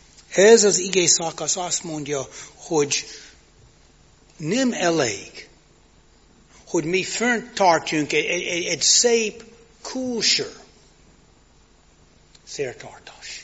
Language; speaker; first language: Hungarian; non-native, fluent; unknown